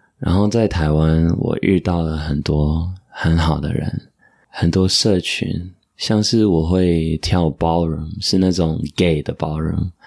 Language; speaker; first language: Chinese; non-native, fluent; English